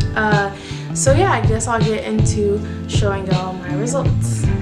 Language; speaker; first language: English; native; English